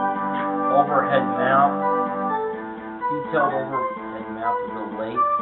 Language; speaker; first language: English; native; English